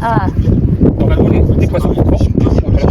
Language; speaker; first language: French; native; French